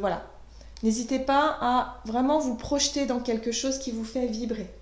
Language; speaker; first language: French; native; French